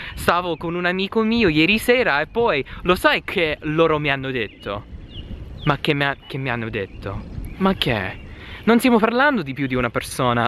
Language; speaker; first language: Italian; non-native, fluent; English